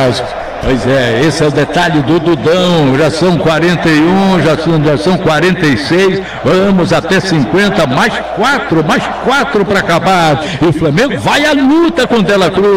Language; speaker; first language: Portuguese; native; Portuguese